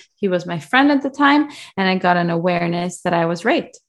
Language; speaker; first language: English; early bilingual, other home language; Russian